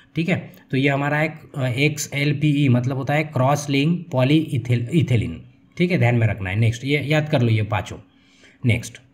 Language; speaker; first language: Hindi; non-native, local second language; Marathi